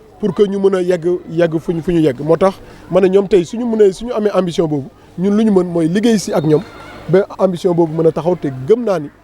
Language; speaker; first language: Wolof; non-native, local second language; Fula